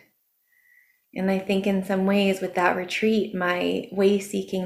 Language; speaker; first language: English; native; English